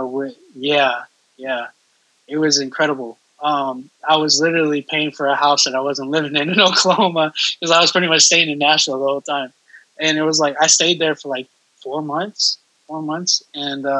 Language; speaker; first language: English; native; English